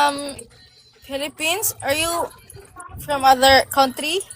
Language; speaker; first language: English; non-native, learner; Cebuano